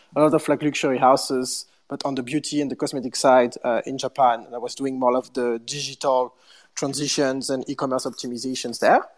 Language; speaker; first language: English; non-native, fluent; French